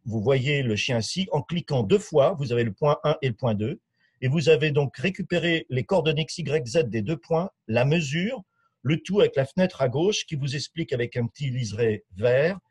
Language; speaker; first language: French; native; French